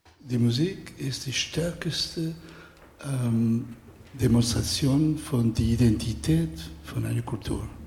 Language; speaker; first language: German; non-native, fluent; Spanish